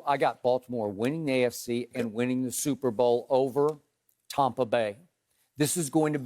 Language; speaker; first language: English; native; English